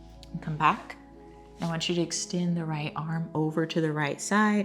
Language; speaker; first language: English; native; English